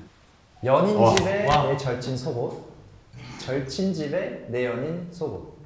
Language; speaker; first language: Korean; native; Korean